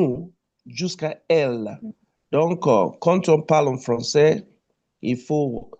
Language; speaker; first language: French; non-native, fluent; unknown